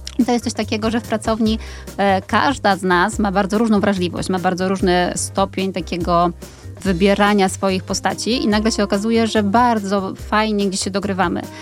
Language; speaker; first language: Polish; native; Polish